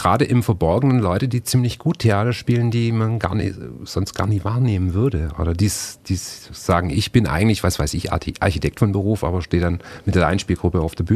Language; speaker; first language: German; native; German